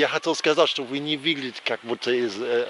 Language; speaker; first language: Russian; non-native, fluent; English